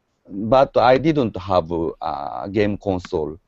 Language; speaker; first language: English; non-native, learner; Japanese